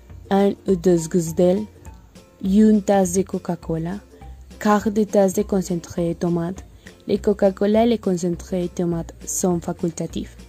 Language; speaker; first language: French; non-native, learner; Spanish